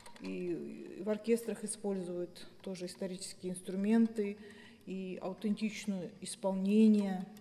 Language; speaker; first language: Russian; non-native, local second language; Kazakh